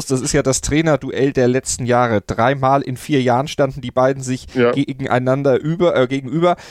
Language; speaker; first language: German; native; German